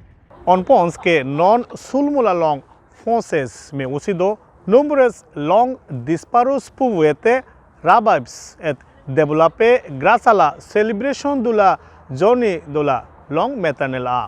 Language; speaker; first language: French; non-native, learner; Bangla